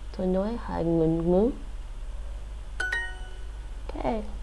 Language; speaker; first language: Vietnamese; non-native, learner; English